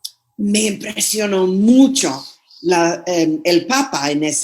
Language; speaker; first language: Spanish; non-native, fluent; English